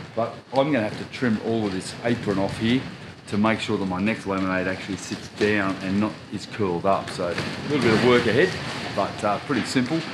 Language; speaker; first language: English; native; English